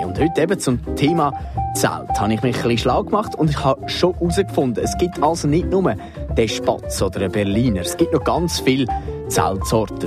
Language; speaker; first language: German; native; German